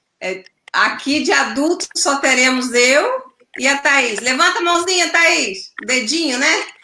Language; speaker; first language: Portuguese; native; Portuguese